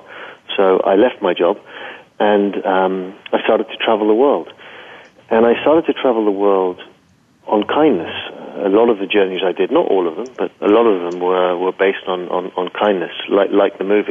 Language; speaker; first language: English; native; English